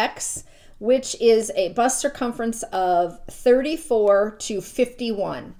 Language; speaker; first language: English; native; English